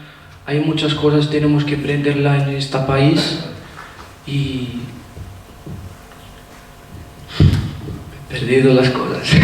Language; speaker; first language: Spanish; non-native, learner; Arabic